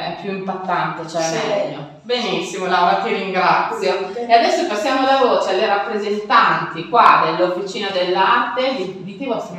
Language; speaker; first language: Italian; native; Italian